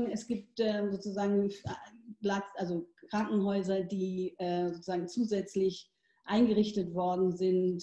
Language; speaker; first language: German; native; German